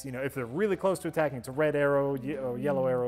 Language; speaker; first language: English; native; English